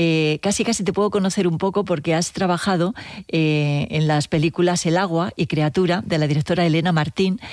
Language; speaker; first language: Spanish; native; Spanish